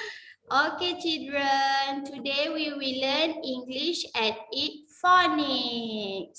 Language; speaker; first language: English; non-native, local second language; Malay